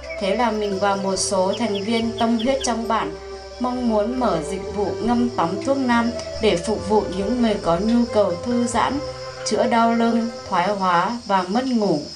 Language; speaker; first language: Vietnamese; non-native, local second language; Iu Mien